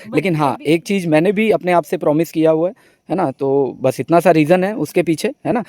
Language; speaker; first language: Hindi; native; Hindi